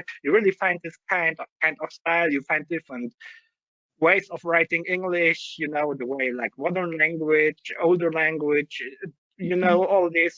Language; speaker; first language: English; non-native, fluent; German